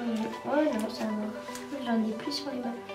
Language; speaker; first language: French; native; French